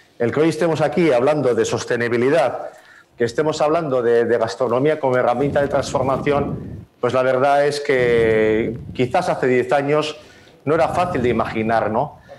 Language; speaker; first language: Spanish; native; Spanish